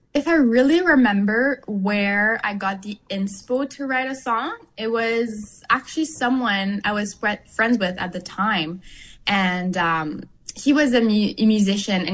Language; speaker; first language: English; non-native, fluent; French